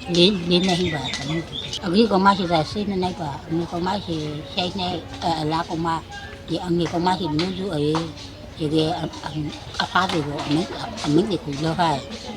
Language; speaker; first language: Burmese; native; Burmese